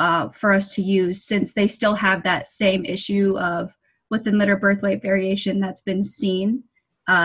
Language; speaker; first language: English; native; English